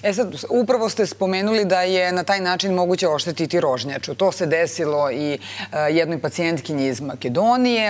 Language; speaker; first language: Bosnian; native; Bosnian